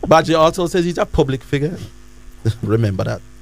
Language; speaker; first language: English; native; English